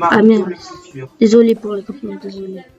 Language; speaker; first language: French; native; French